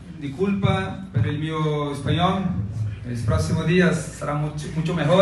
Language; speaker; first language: Spanish; non-native, learner; Portuguese